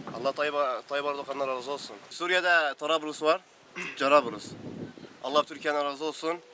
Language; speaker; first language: Turkish; native; Turkish